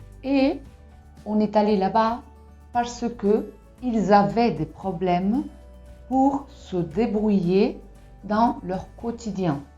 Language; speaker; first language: French; non-native, fluent; Spanish